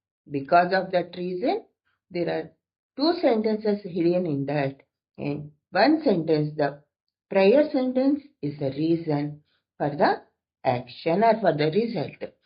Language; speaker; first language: English; non-native, local second language; Telugu